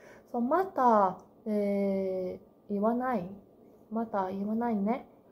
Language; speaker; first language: Japanese; non-native, learner; Cantonese